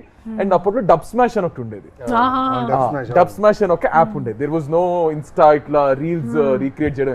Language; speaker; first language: Telugu; native; Telugu